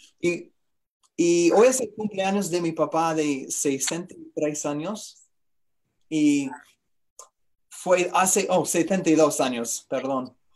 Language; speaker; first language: Spanish; non-native, learner; English